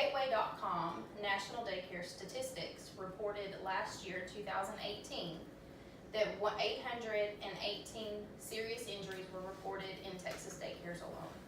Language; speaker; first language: English; native; English